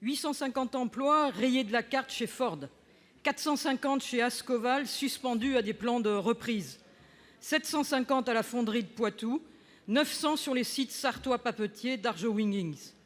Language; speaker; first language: French; native; French